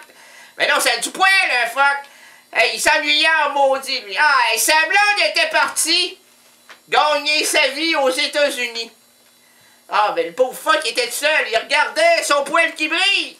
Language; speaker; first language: French; native; French